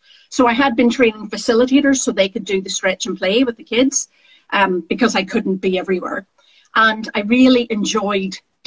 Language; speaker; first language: English; native; English